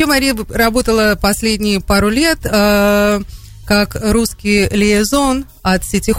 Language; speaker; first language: Russian; native; Russian